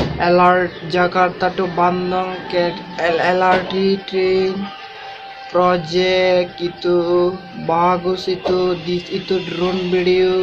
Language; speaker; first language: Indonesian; non-native, learner; Bangla